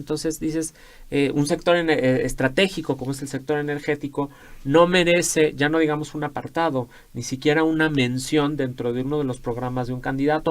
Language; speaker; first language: Spanish; native; Spanish